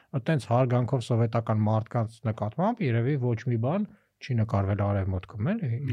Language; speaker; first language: Armenian; native; Armenian